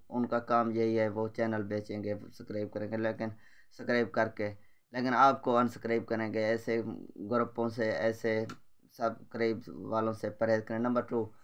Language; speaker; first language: Urdu; non-native, local second language; Saraiki